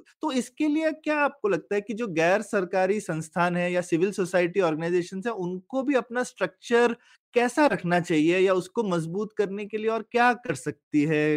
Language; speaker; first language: Hindi; native; Hindi